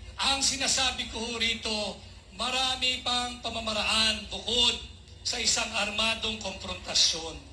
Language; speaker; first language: Filipino; native; Filipino